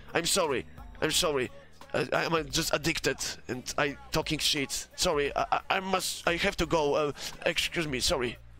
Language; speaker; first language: English; non-native, learner; Polish